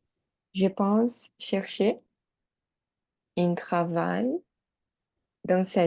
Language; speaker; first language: French; non-native, learner; Portuguese